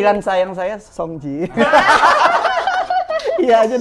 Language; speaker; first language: Indonesian; native; Indonesian